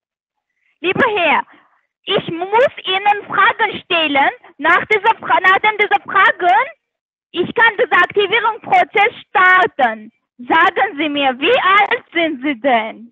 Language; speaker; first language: German; non-native, learner; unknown